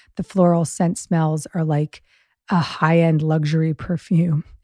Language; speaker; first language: English; early bilingual, other home language; German